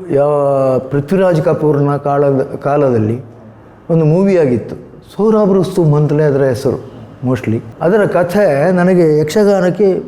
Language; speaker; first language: Kannada; non-native, local second language; Tulu